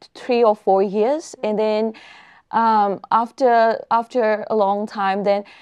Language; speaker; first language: English; non-native, fluent; Burmese